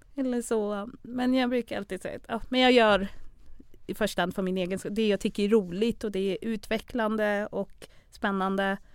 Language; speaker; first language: Swedish; early bilingual, other home language; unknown